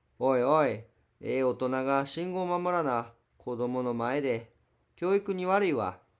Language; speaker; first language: Japanese; native; Japanese